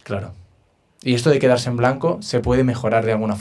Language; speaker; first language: Spanish; native; Spanish